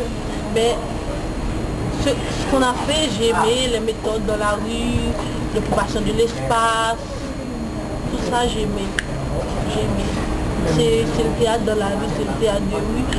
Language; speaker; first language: French; non-native, local second language; Haitian Creole